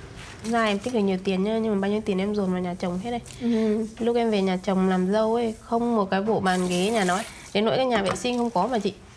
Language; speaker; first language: Vietnamese; native; Vietnamese